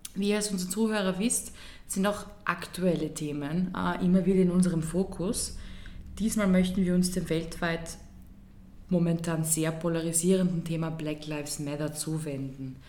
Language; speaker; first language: German; early bilingual, other home language; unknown